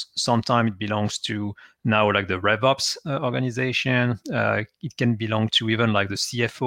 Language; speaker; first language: English; non-native, fluent; French